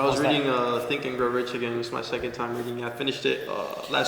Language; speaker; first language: English; native; English